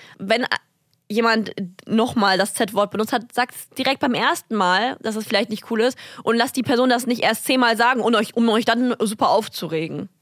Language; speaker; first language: German; early bilingual, other home language; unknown